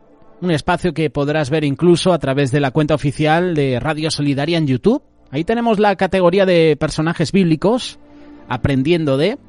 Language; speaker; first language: Spanish; native; Spanish